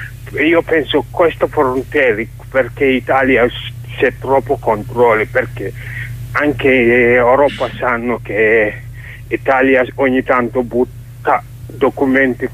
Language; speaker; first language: Italian; non-native, learner; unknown